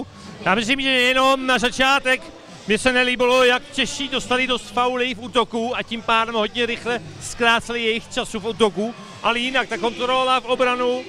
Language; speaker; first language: Czech; early bilingual, heritage; Czech